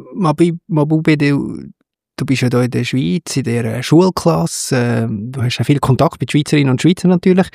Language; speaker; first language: German; native; German